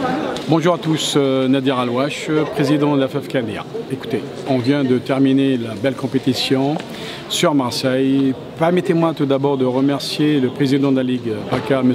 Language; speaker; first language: French; native; French